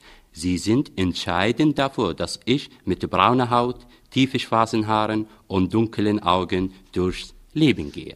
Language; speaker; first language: German; non-native, fluent; Arabic